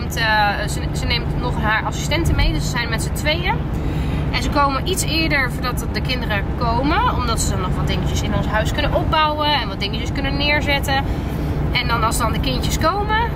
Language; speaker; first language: Dutch; native; Dutch